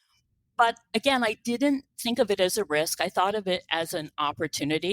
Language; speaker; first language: English; native; English